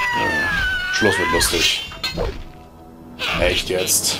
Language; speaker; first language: German; native; German